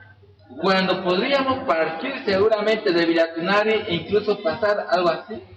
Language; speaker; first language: Spanish; native; Spanish